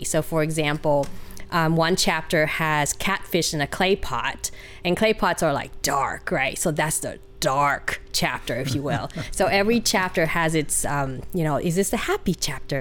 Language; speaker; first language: English; early bilingual, other home language; Vietnamese